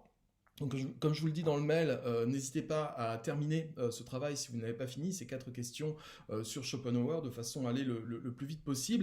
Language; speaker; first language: French; native; French